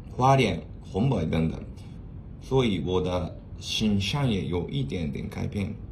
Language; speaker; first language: Chinese; non-native, fluent; Japanese